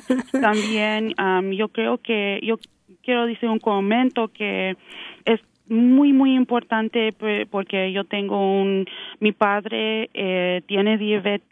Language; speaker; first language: Spanish; early bilingual, heritage; English